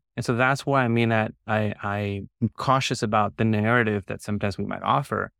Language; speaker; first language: English; early bilingual, other home language; Spanish